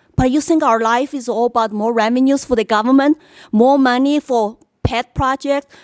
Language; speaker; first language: English; non-native, fluent; Chinese